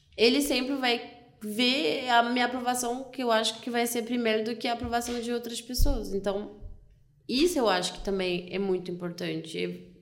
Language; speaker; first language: Portuguese; non-native, fluent; French